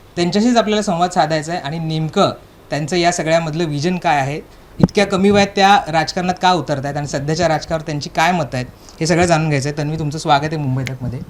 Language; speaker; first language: Marathi; native; Marathi